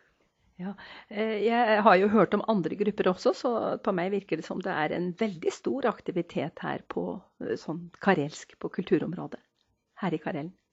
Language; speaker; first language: Norwegian; native; Norwegian